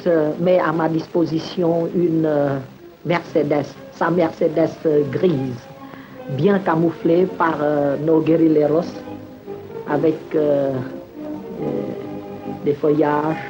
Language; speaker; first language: French; non-native, local second language; Khmer